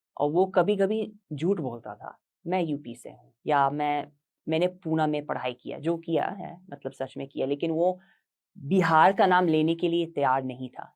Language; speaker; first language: Hindi; non-native, fluent; English